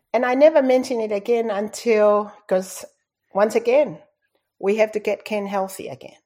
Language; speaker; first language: English; non-native, fluent; Tongan